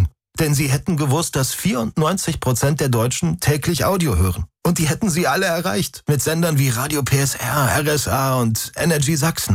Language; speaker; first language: German; native; German